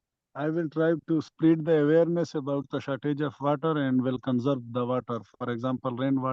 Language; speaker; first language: English; non-native, learner; Urdu